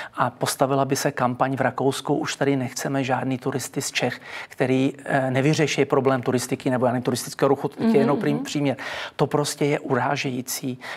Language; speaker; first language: Czech; early bilingual, heritage; Czech